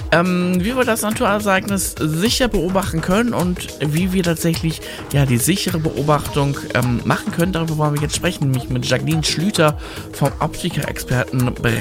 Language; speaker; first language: German; native; German